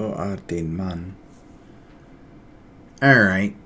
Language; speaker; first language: Swedish; non-native, learner; English